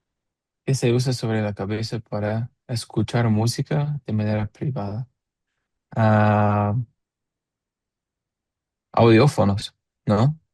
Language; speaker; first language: Spanish; non-native, learner; English